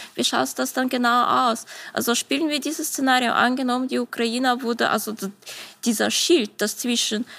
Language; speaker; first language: German; non-native, fluent; Ukrainian